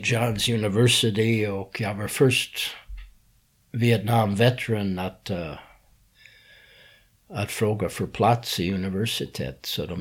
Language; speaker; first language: Swedish; non-native, learner; English